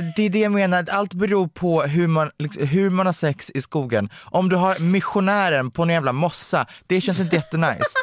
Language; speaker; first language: Swedish; early bilingual, other home language; Romanian